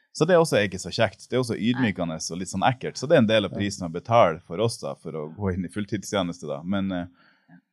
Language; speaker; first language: Norwegian; native; Norwegian